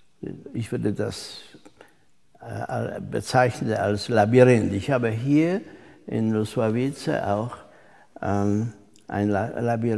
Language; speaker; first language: German; non-native, fluent; Polish